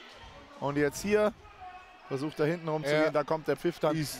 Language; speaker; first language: German; native; German